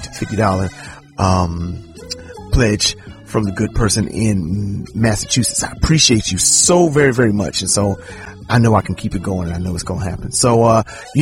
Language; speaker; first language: English; native; English